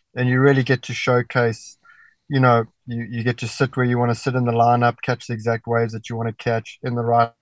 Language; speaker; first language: English; native; English